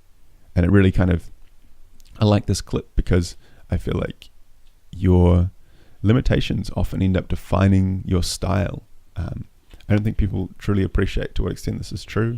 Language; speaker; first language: English; native; English